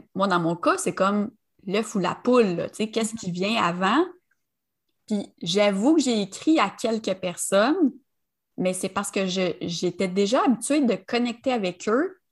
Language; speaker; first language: French; native; French